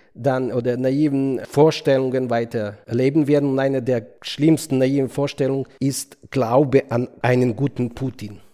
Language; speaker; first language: German; non-native, fluent; Ukrainian